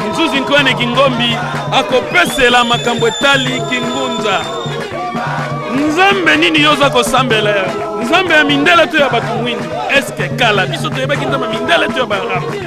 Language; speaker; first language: Lingala; non-native, local second language; Kongo